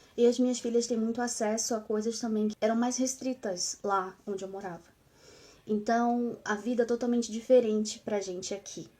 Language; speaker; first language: Portuguese; native; Portuguese